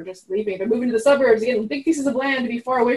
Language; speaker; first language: English; non-native, fluent; French